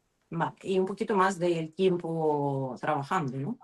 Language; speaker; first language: Spanish; non-native, learner; Russian